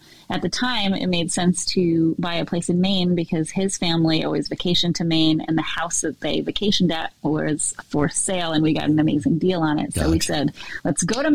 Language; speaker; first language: English; native; English